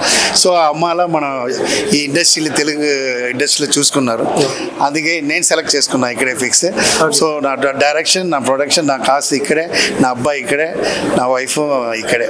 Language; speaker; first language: Telugu; non-native, local second language; Tamil